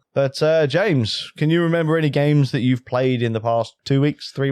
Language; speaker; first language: English; native; English